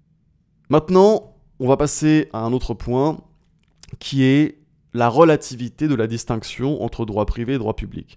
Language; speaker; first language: French; native; French